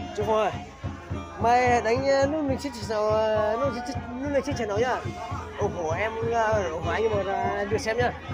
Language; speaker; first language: Vietnamese; non-native, local second language; Hmong